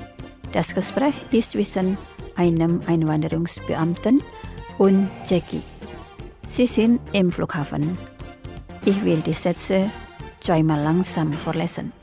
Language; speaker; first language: German; non-native, fluent; Indonesian